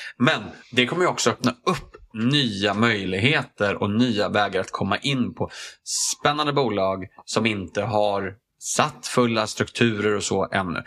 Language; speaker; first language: Swedish; native; Swedish